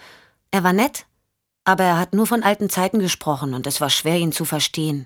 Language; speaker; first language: German; native; German